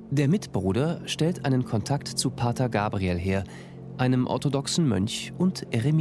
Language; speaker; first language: German; native; German